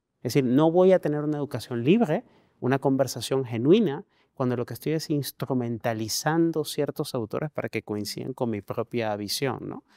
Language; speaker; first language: Spanish; native; Spanish